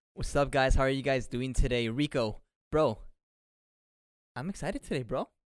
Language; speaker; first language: English; early bilingual, other home language; Spanish